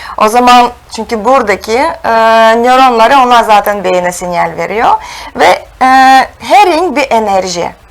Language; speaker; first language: Turkish; non-native, fluent; Russian